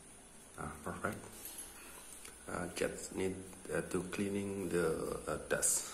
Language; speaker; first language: English; non-native, learner; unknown